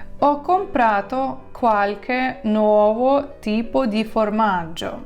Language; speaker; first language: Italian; non-native, fluent; Ukrainian